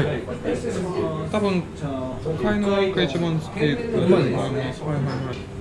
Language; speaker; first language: Japanese; non-native, fluent; Latvian